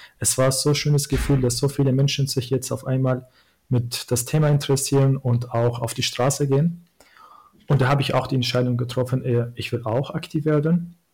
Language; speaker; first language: German; non-native, fluent; Kurdish